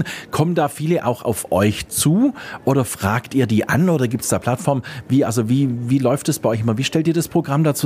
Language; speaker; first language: German; native; German